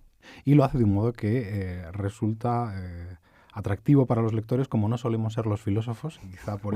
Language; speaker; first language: Spanish; native; Spanish